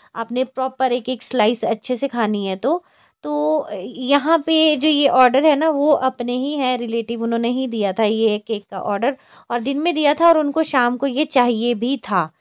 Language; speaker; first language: Hindi; native; Hindi